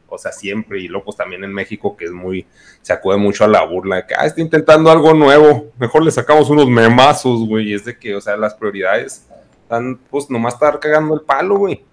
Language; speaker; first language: Spanish; native; Spanish